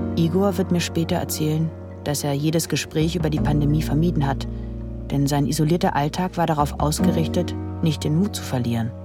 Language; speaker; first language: German; native; German